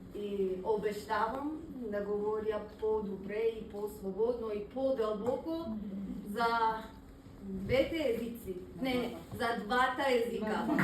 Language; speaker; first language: Bulgarian; non-native, learner; Persian